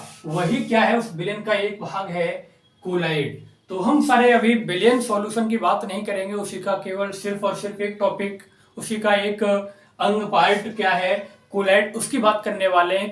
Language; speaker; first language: Hindi; native; Hindi